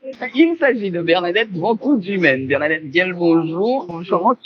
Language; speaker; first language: French; native; French